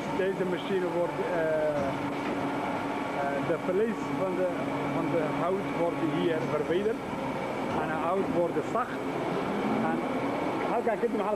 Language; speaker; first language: Dutch; non-native, learner; Somali